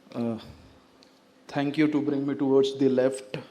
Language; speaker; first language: English; non-native, local second language; Marathi